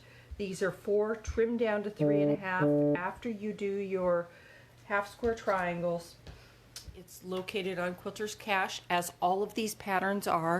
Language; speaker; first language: English; native; English